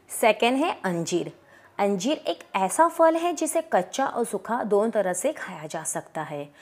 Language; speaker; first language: Hindi; native; Hindi